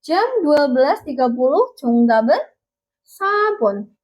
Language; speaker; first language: Korean; non-native, learner; Indonesian